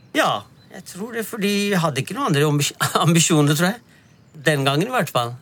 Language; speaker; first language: Norwegian; non-native, fluent; Punjabi